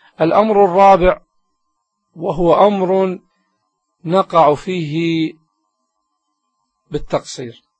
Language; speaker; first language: Arabic; native; Arabic